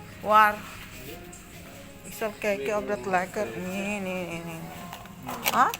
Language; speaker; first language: Dutch; non-native, learner; Filipino